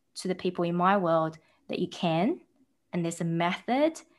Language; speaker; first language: English; early bilingual, other home language; Chinese